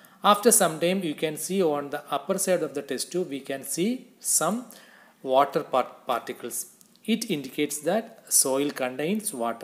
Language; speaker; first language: English; non-native, local second language; Malayalam